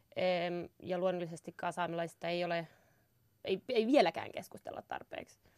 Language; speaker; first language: Finnish; native; Finnish